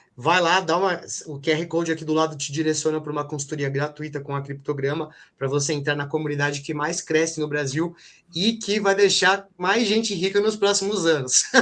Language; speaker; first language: Portuguese; native; Portuguese